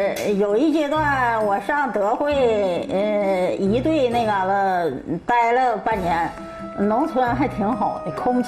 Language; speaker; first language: Chinese; native; Chinese